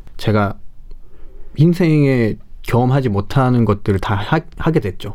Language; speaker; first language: Korean; non-native, fluent; Nepali